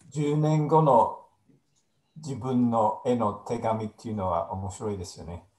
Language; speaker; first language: Japanese; non-native, fluent; English